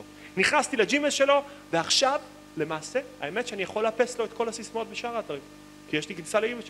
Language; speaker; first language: Hebrew; native; Hebrew